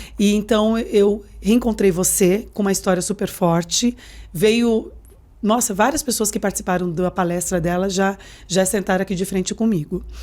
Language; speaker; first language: Portuguese; native; Portuguese